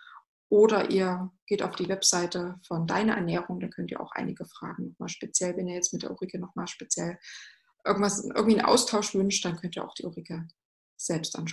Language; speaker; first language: German; native; German